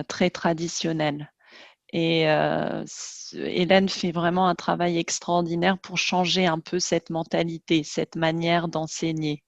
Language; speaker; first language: French; native; French